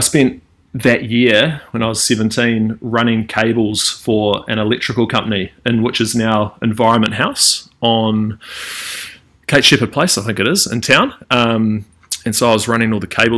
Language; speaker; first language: English; native; English